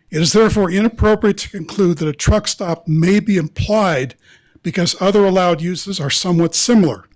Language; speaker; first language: English; native; English